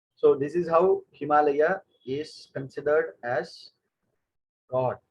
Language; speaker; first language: English; non-native, local second language; Kannada